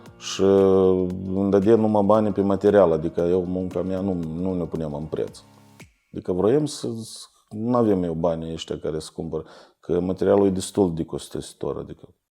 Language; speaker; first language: Romanian; native; Romanian